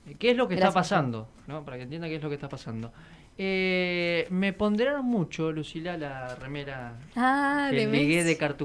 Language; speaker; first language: Spanish; native; Spanish